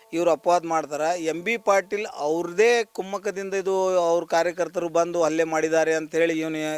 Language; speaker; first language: Kannada; native; Kannada